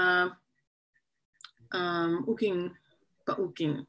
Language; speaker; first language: Indonesian; non-native, fluent; English